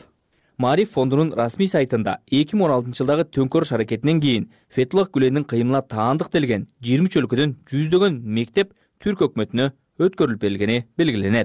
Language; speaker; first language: Kyrgyz; native; Kyrgyz